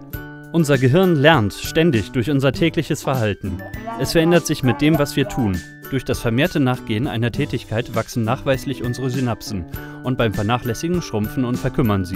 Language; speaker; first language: German; native; German